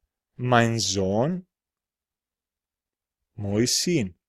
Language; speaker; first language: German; non-native, fluent; Serbian